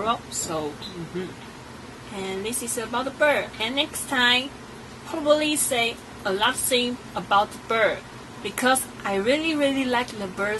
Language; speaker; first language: English; non-native, learner; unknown